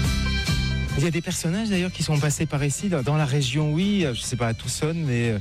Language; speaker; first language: French; native; French